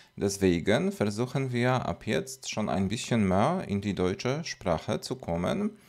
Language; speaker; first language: German; non-native, fluent; Polish